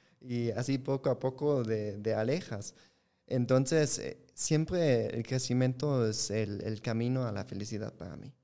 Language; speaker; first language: Spanish; non-native, fluent; German